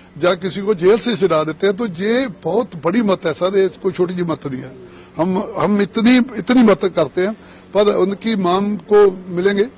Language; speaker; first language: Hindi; non-native, local second language; Punjabi